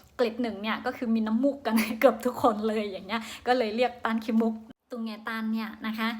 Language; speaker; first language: Thai; non-native, fluent; Shan